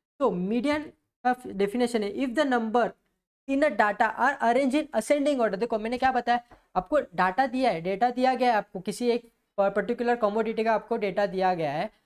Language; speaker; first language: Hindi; non-native, local second language; Marathi